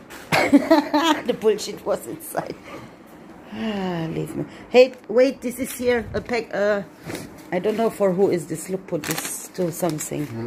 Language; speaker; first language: English; non-native, learner; German